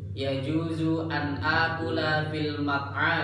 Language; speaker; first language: Arabic; non-native, learner; Indonesian